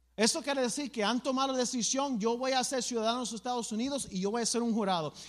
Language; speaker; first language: Spanish; early bilingual, other home language; English